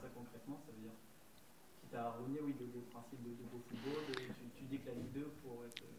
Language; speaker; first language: French; native; French